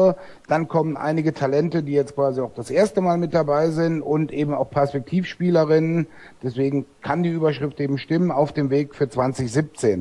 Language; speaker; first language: German; native; German